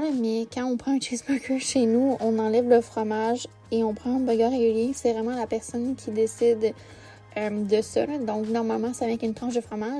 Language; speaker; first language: French; native; French